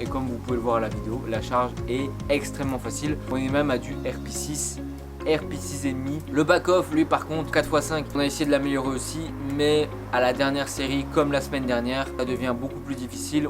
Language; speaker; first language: French; native; French